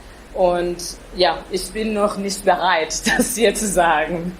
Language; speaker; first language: German; non-native, fluent; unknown